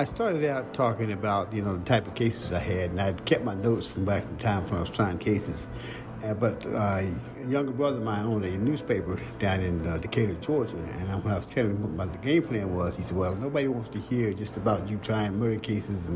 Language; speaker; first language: English; native; English